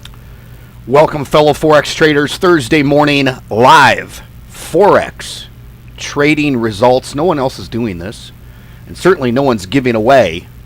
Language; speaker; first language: English; native; English